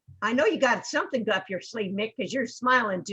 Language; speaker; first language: English; native; English